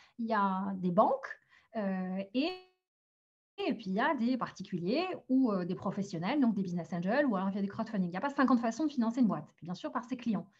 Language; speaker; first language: French; early bilingual, other home language; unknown